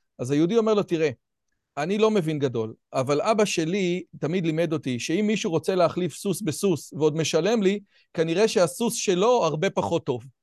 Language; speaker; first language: Hebrew; native; Hebrew